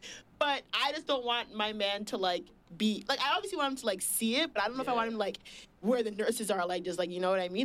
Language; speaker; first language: English; native; English